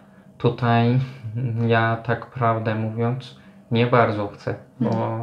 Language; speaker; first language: Polish; non-native, fluent; Turkish